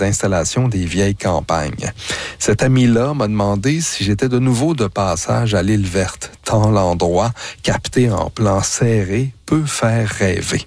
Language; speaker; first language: French; native; French